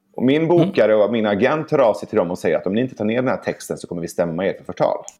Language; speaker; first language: Swedish; early bilingual, other home language; Persian